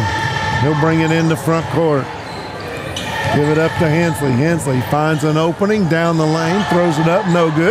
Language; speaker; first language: English; native; English